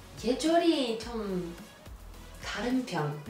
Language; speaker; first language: Korean; non-native, fluent; English